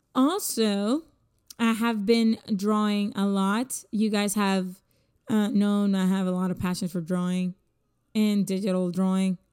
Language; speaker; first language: English; non-native, fluent; Spanish